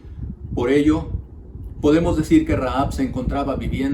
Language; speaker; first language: Spanish; native; Spanish